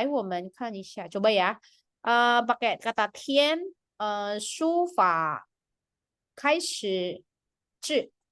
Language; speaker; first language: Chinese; non-native, fluent; Indonesian